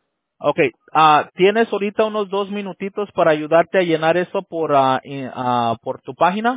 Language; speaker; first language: Spanish; native; Spanish